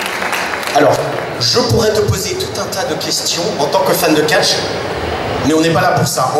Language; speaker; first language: French; native; French